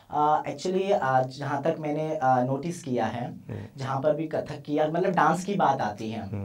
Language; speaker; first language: Hindi; native; Hindi